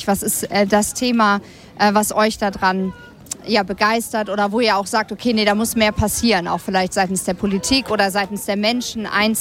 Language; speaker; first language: German; native; German